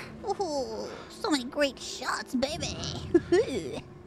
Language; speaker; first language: English; early bilingual, other home language; Spanish